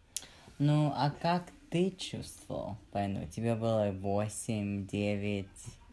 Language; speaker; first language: Russian; early bilingual, heritage; Russian